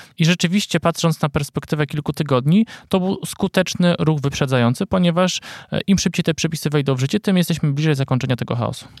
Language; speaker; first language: Polish; native; Polish